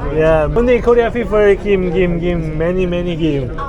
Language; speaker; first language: English; non-native, learner; Korean